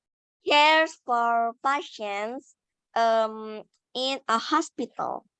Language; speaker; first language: English; non-native, learner; Indonesian